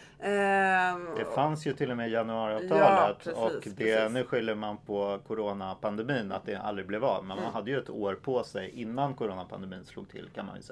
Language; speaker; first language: Swedish; native; Swedish